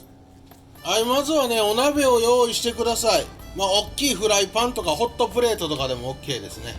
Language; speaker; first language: Japanese; native; Japanese